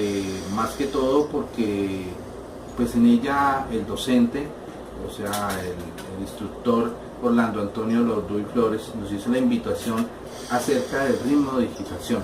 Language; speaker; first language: Spanish; native; Spanish